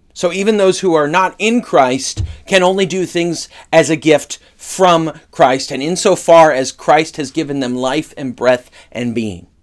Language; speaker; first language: English; native; English